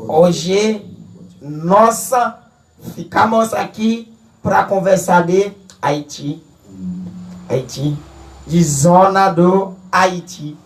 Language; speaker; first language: Portuguese; non-native, learner; Haitian Creole